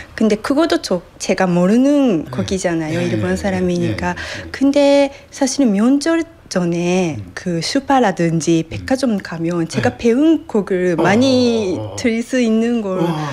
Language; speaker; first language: Korean; non-native, fluent; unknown